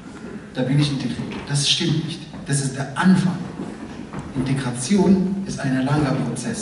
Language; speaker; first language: German; non-native, fluent; Arabic